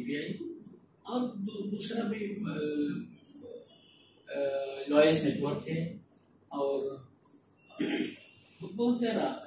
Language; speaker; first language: Hindi; non-native, local second language; Malayalam